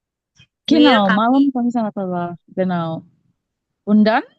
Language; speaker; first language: Indonesian; native; Indonesian